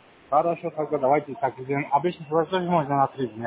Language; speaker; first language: Russian; non-native, learner; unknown